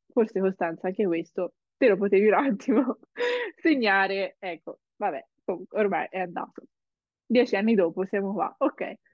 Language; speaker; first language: Italian; native; Italian